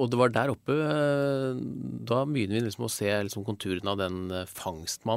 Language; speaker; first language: Norwegian; native; Norwegian